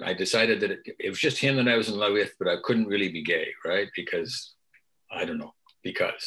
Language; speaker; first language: English; native; English